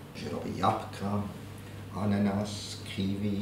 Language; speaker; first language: Polish; non-native, learner; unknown